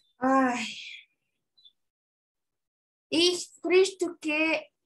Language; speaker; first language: German; non-native, fluent; Spanish